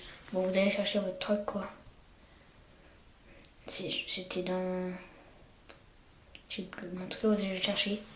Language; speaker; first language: French; native; French